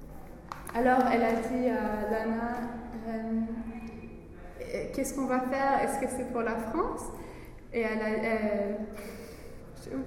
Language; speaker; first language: French; non-native, learner; English